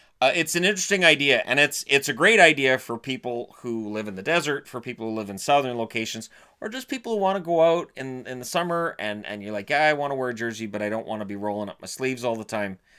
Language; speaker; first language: English; native; English